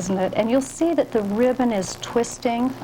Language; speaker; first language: English; native; English